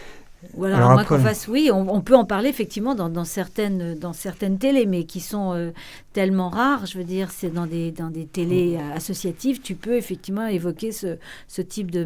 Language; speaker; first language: French; native; French